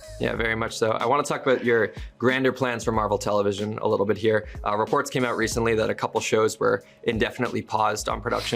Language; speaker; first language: English; native; English